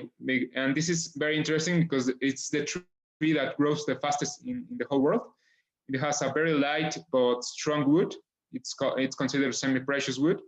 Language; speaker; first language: English; non-native, fluent; Spanish